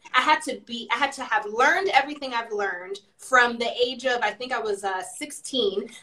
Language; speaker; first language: English; early bilingual, other home language; Spanish